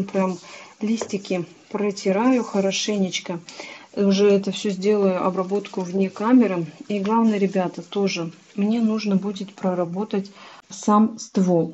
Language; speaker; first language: Russian; native; Russian